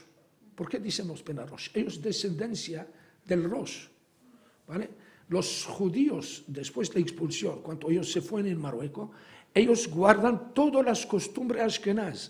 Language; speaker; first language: Spanish; non-native, fluent; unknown